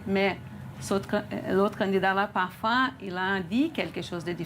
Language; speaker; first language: French; non-native, fluent; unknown